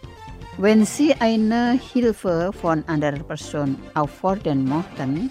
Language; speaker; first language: German; non-native, fluent; Indonesian